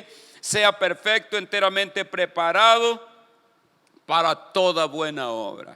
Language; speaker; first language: Spanish; native; Spanish